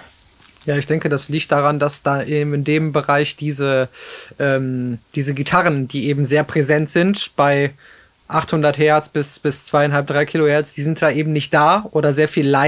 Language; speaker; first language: German; native; German